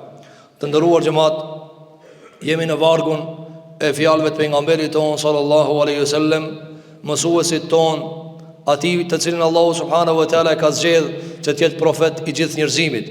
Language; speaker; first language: Albanian; native; Albanian